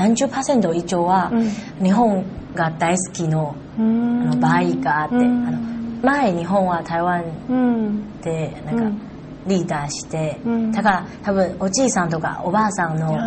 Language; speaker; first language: Japanese; non-native, learner; Chinese